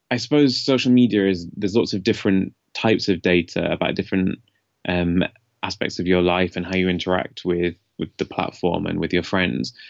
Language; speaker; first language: English; native; English